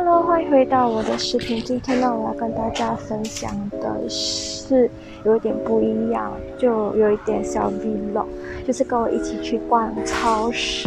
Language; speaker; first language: Chinese; non-native, local second language; English